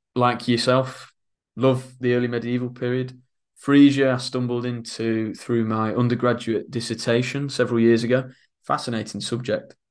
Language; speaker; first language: English; native; English